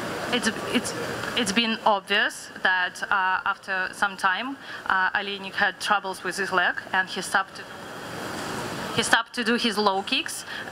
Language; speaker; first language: English; non-native, fluent; Russian